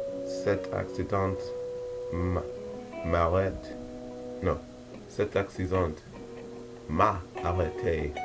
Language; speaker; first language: French; non-native, learner; English